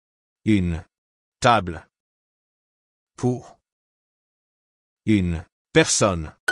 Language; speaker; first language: French; non-native, learner; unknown